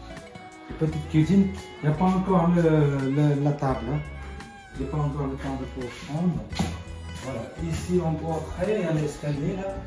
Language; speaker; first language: French; non-native, fluent; Nepali